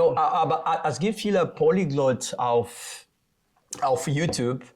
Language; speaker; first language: German; non-native, learner; Portuguese